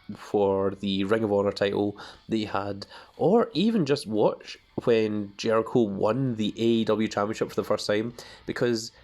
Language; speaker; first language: English; native; English